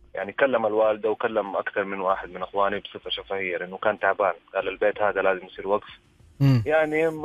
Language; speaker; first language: Arabic; native; Arabic